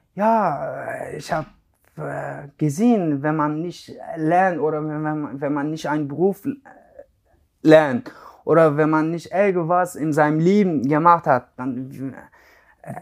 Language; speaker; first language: German; non-native, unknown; Persian